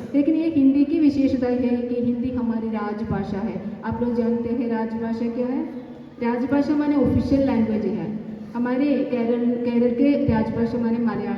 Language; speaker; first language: Hindi; non-native, local second language; Malayalam